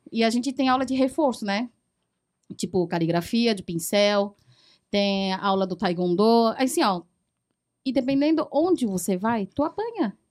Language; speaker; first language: Portuguese; early bilingual, other home language; Chinese